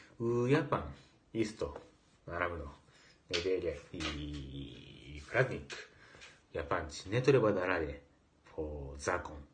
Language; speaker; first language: Serbian; non-native, learner; Japanese